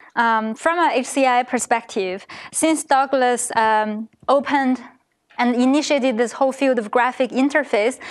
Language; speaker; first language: English; non-native, fluent; Chinese